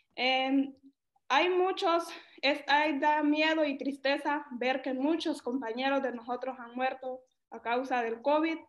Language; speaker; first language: Spanish; native; Spanish